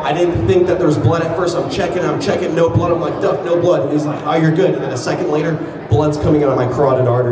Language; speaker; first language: English; native; English